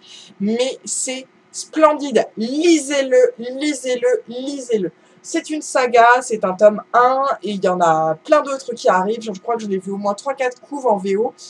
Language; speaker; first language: French; native; French